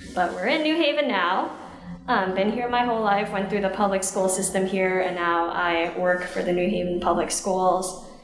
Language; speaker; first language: English; native; English